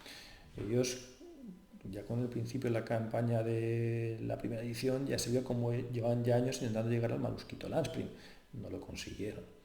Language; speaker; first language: Spanish; native; Spanish